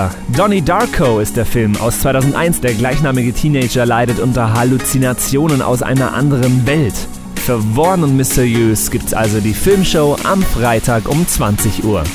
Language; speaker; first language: German; native; German